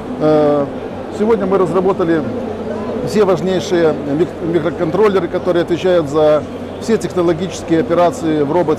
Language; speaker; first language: Russian; native; Russian